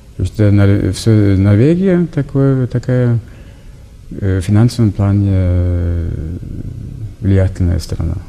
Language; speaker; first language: Russian; non-native, fluent; Norwegian